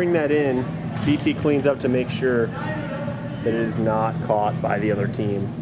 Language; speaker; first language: English; native; English